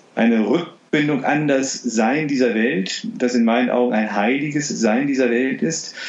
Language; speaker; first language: German; native; German